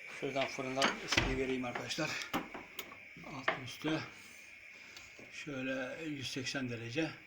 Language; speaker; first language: Turkish; native; Turkish